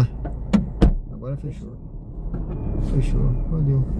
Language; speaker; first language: Portuguese; native; Portuguese